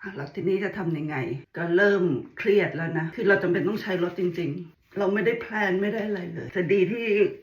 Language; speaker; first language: Thai; native; Thai